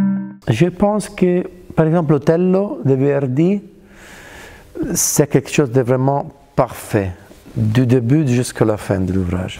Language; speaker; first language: French; non-native, fluent; Italian